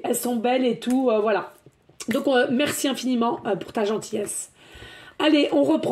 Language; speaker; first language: French; native; French